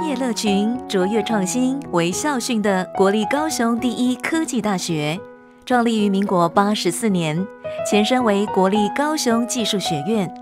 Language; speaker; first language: Chinese; native; Chinese